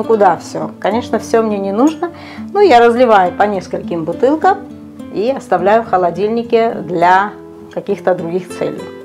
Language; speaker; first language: Russian; non-native, local second language; Georgian